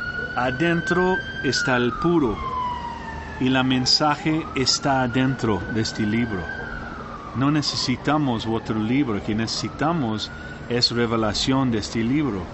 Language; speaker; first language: Spanish; non-native, learner; English